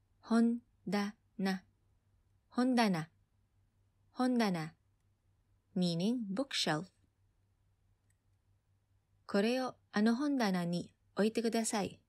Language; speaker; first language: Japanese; non-native, fluent; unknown